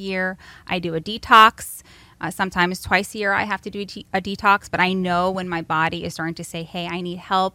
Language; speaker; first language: English; native; English